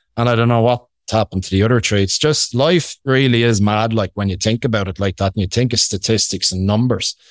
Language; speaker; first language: English; native; English